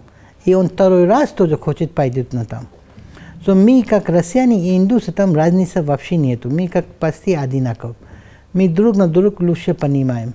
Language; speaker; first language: Russian; non-native, learner; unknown